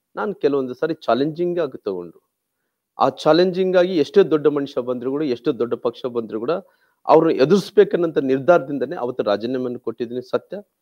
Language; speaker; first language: Kannada; non-native, local second language; Telugu